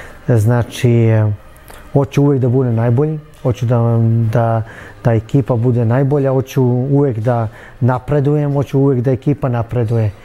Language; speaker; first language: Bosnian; early bilingual, heritage; Bosnian